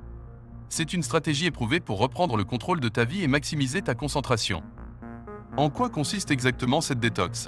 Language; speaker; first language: French; native; French